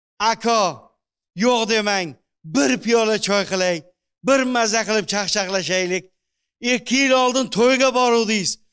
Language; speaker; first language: Uzbek; native; Uzbek